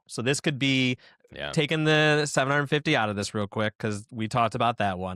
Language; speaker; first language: English; native; English